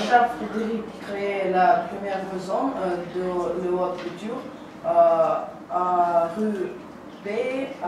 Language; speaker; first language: French; non-native, learner; Russian